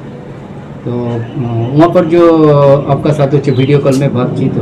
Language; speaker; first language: Hindi; non-native, local second language; Bangla